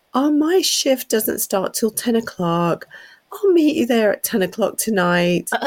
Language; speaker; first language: English; native; English